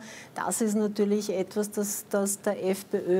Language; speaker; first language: German; native; German